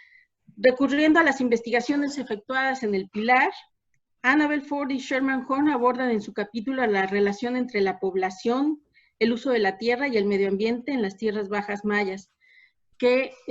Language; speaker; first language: Spanish; native; Spanish